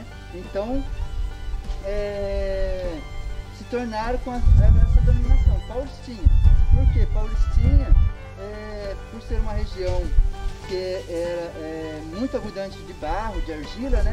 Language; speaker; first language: Portuguese; native; Portuguese